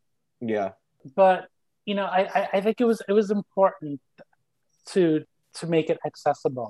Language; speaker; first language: English; early bilingual, other home language; Spanish